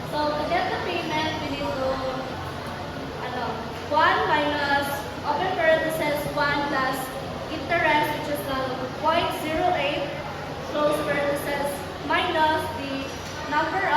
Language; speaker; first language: English; non-native, local second language; Cebuano